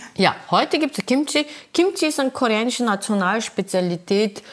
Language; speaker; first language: German; non-native, fluent; Korean